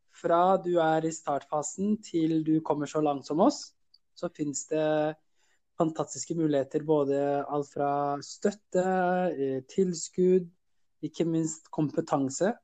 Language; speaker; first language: Norwegian; early bilingual, other home language; Somali